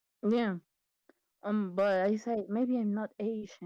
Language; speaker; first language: English; non-native, learner; Spanish